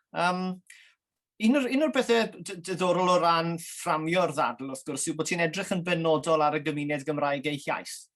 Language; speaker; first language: Welsh; native; Welsh